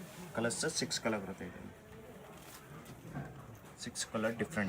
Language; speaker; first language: Kannada; non-native, local second language; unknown